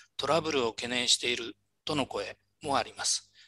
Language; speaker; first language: Japanese; native; Japanese